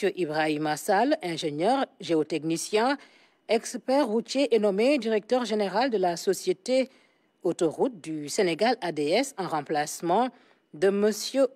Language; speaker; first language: French; non-native, local second language; Wolof